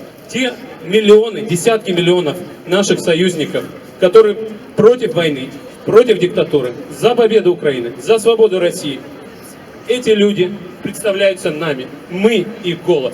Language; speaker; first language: Russian; native; Russian